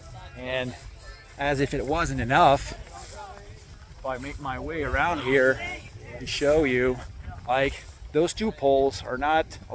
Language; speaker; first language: English; non-native, local second language; French